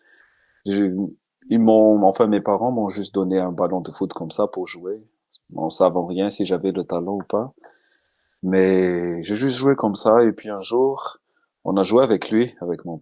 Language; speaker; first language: French; non-native, local second language; Malagasy